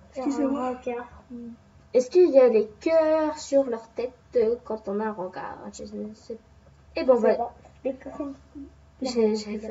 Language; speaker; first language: French; native; French